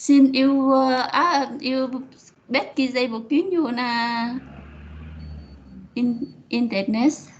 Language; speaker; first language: Portuguese; non-native, learner; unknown